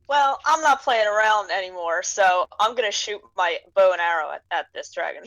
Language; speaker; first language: English; native; English